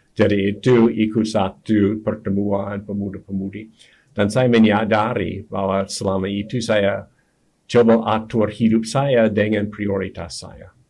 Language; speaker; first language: Indonesian; non-native, fluent; English